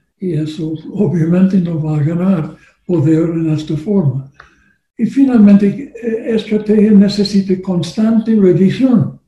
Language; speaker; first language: Spanish; non-native, learner; English